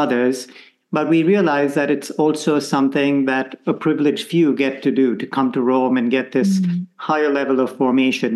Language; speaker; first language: English; non-native, local second language; Konkani